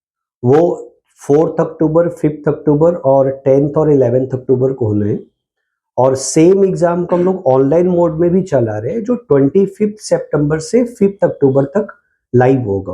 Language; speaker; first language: Hindi; native; Hindi